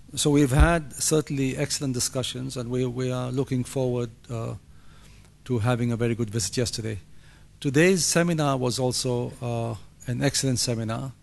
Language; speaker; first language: English; non-native, fluent; Arabic